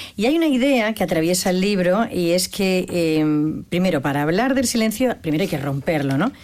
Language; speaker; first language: Spanish; native; Spanish